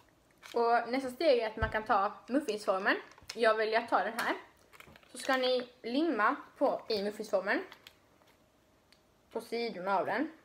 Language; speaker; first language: Swedish; native; Swedish